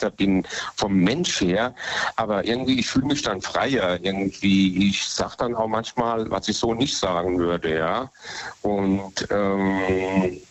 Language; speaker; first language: German; native; German